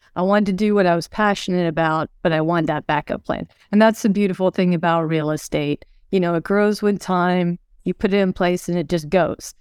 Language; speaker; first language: English; early bilingual, other home language; Swedish